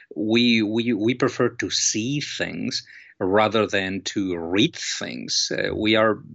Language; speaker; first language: English; non-native, fluent; Spanish